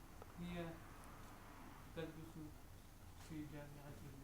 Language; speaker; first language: Arabic; non-native, learner; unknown